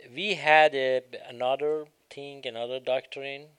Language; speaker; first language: English; non-native, learner; Persian